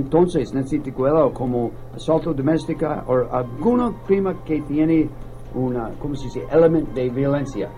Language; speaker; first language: Spanish; non-native, learner; English